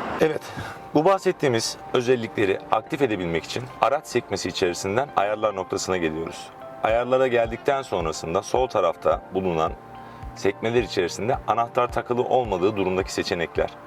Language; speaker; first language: Turkish; native; Turkish